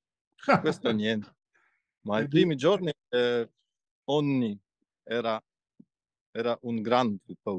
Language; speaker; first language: Italian; non-native, fluent; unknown